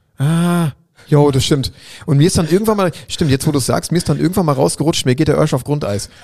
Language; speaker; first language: German; native; German